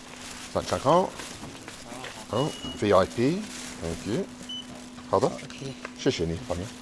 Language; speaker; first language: Chinese; non-native, learner; English